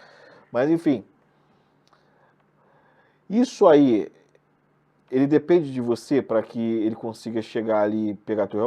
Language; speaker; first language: Portuguese; native; Portuguese